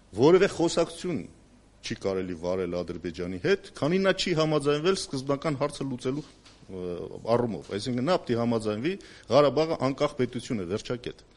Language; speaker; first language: Armenian; native; Armenian